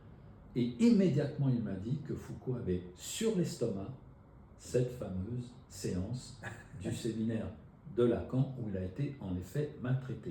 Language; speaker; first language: French; native; French